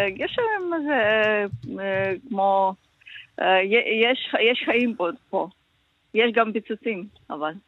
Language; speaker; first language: Hebrew; non-native, learner; Ukrainian